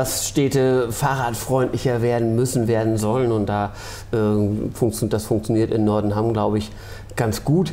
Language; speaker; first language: German; native; German